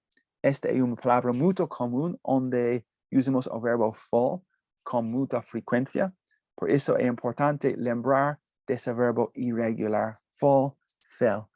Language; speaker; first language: Portuguese; non-native, learner; English